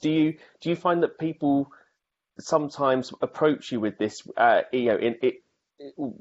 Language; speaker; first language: English; native; English